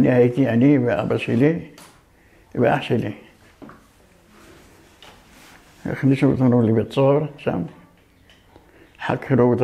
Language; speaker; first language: Hebrew; early bilingual, other home language; Arabic